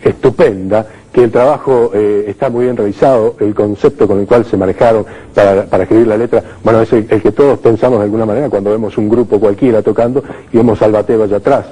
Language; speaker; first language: Spanish; native; Spanish